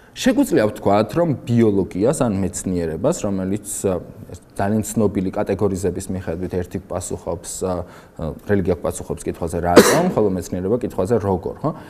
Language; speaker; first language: Georgian; native; Georgian